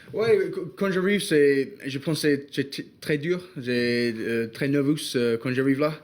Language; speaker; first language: French; non-native, learner; English